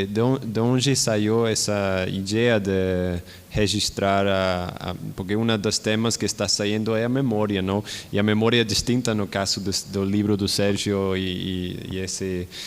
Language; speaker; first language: Portuguese; non-native, learner; Spanish